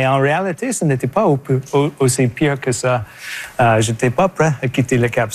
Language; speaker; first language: French; non-native, local second language; English